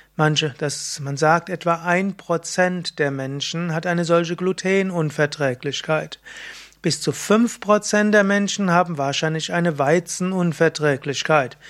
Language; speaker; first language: German; native; German